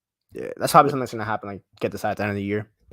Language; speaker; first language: English; native; English